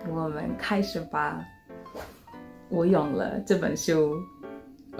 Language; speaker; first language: Chinese; non-native, learner; English